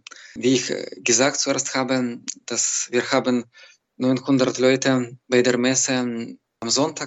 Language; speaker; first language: German; non-native, fluent; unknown